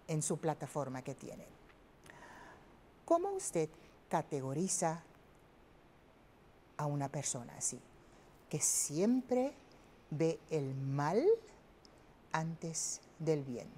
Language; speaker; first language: Spanish; non-native, fluent; Papiamento